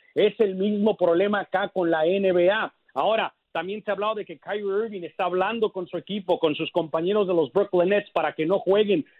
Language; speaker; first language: Spanish; early bilingual, heritage; Spanish